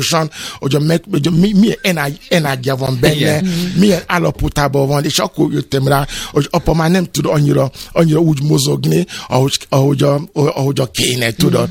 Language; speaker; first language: Hungarian; non-native, fluent; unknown